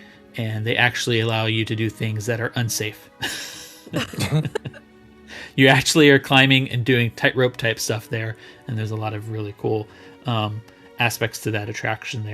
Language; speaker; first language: English; native; English